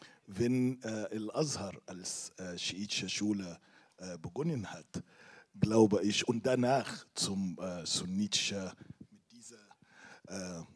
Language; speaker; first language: German; non-native, fluent; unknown